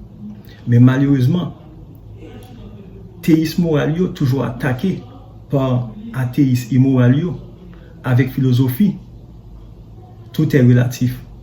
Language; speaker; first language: French; non-native, learner; Haitian Creole